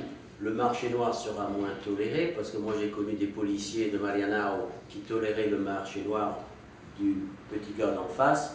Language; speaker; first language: French; native; French